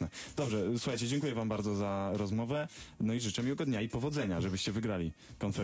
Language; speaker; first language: Polish; native; Polish